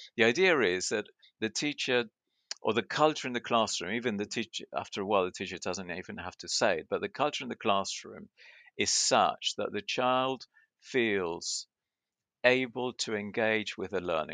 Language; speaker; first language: English; early bilingual, other home language; Spanish